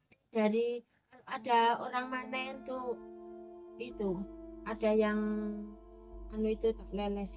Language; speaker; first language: Indonesian; non-native, local second language; Javanese